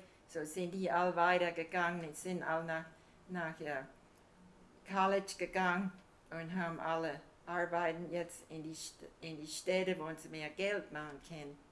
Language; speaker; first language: German; early bilingual, heritage; German